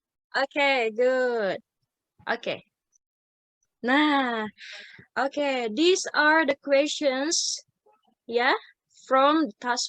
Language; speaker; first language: English; non-native, fluent; Indonesian